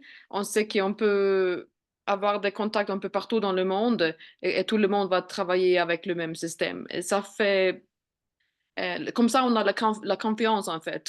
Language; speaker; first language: French; non-native, fluent; Swedish